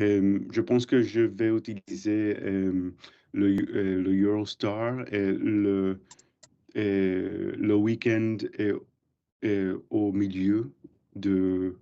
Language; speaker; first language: French; non-native, learner; English